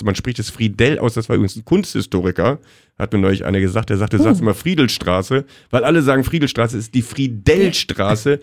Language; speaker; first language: German; native; German